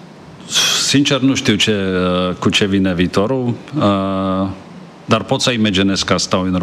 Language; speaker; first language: Romanian; non-native, fluent; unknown